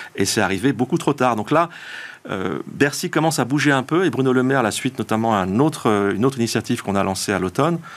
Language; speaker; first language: French; native; French